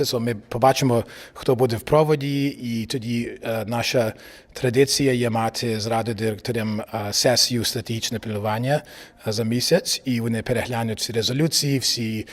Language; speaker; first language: Ukrainian; early bilingual, heritage; English